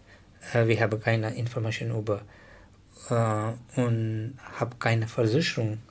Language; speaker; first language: German; non-native, learner; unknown